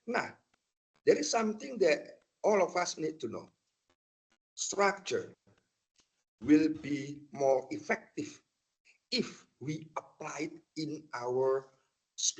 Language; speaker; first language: English; non-native, fluent; Indonesian